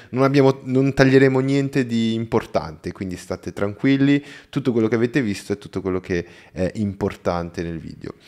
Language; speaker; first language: Italian; native; Italian